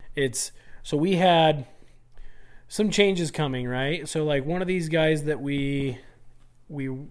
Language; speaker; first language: English; native; English